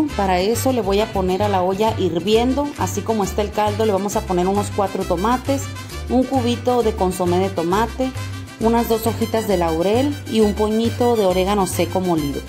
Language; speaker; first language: Spanish; native; Spanish